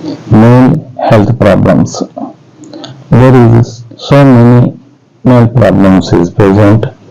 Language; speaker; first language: English; non-native, local second language; Telugu